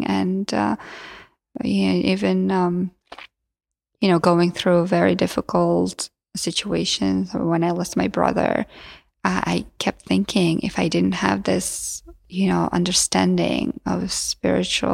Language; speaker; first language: English; non-native, fluent; Georgian